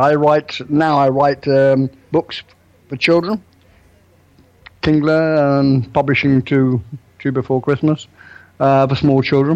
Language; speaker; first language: English; native; English